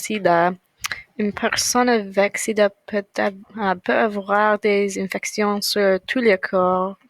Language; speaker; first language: French; non-native, learner; English